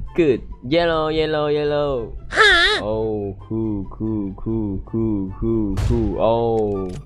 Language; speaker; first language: English; non-native, learner; Thai